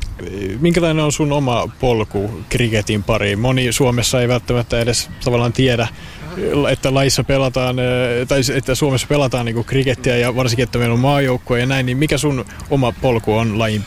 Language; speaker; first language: Finnish; native; Finnish